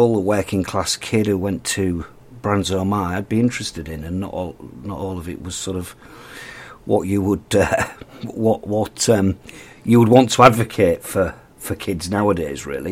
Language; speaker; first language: English; native; English